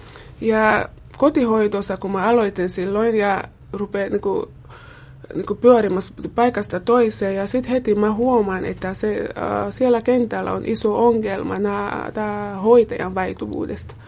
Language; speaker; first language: Finnish; non-native, fluent; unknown